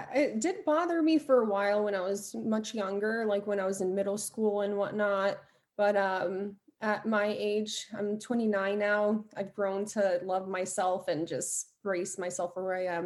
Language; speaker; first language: English; early bilingual, other home language; Albanian